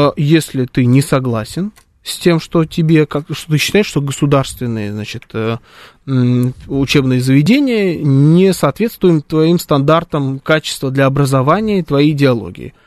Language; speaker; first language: Russian; native; Russian